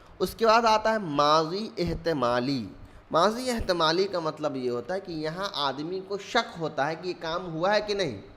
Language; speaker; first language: Urdu; native; Urdu